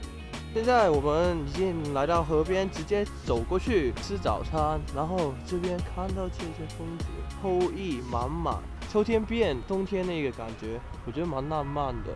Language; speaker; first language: Chinese; non-native, local second language; Cantonese